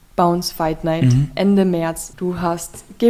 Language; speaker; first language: German; native; German